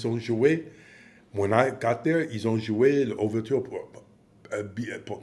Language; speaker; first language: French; non-native, fluent; English